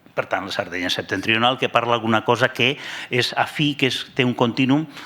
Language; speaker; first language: Catalan; non-native, local second language; Spanish